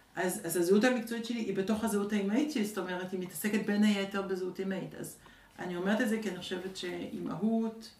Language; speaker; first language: Hebrew; early bilingual, other home language; French